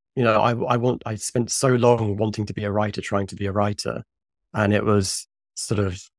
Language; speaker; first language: English; native; English